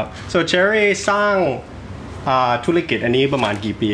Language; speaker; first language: Thai; early bilingual, heritage; Thai